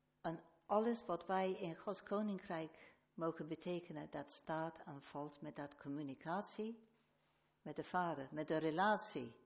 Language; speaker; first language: Dutch; non-native, fluent; English